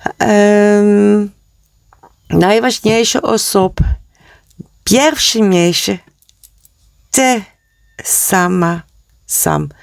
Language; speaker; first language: Polish; non-native, learner; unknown